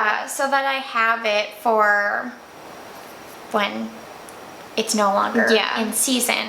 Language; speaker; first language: English; native; English